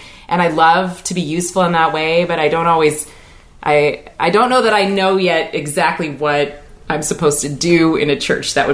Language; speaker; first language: English; native; English